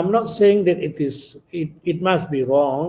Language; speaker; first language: English; non-native, local second language; Indonesian